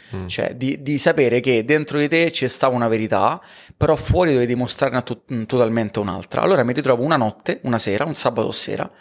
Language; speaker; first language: Italian; native; Italian